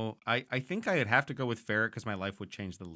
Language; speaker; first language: English; native; English